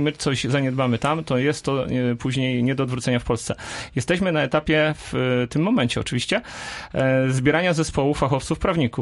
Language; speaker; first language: Polish; native; Polish